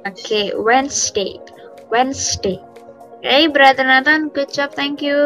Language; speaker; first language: English; non-native, learner; Indonesian